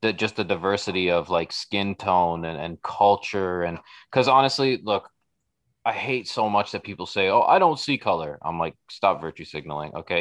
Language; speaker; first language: English; native; English